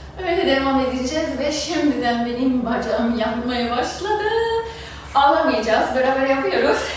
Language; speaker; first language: Turkish; non-native, fluent; German